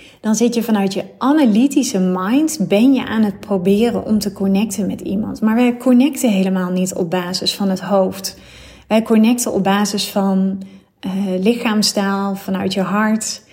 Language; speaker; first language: Dutch; native; Dutch